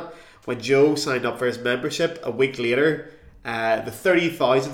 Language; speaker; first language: English; native; English